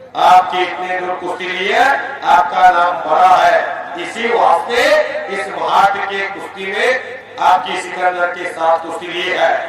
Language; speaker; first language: Hindi; non-native, local second language; Marathi